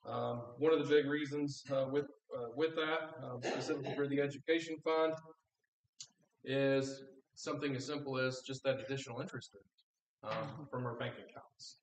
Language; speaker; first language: English; native; English